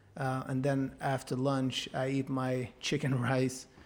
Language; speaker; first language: English; non-native, fluent; Swedish